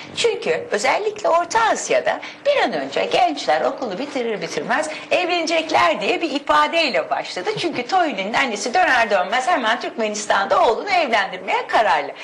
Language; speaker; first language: Turkish; native; Turkish